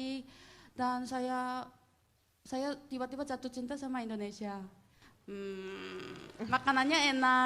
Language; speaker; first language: Indonesian; non-native, fluent; Korean